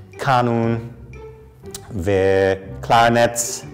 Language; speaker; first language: Turkish; non-native, learner; English